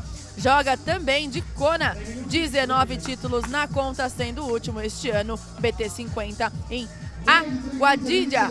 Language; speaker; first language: Portuguese; native; Portuguese